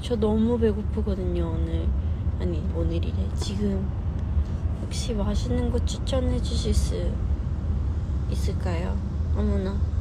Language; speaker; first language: Korean; early bilingual, heritage; Korean